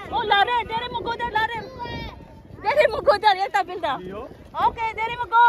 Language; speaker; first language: Norwegian; non-native, learner; Filipino